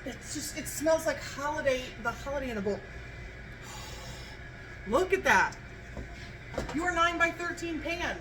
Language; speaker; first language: English; native; English